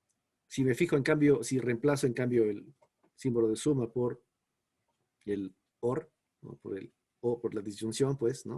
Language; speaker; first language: Spanish; native; Spanish